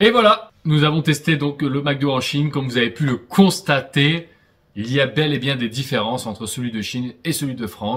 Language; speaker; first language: French; native; French